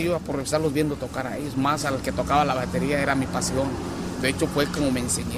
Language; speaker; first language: Spanish; native; Spanish